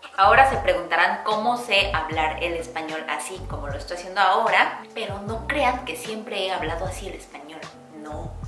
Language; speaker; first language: Spanish; non-native, fluent; Korean